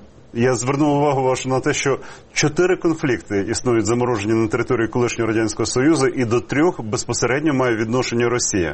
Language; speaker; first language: Ukrainian; native; Ukrainian